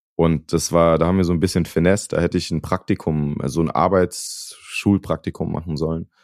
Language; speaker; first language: German; native; German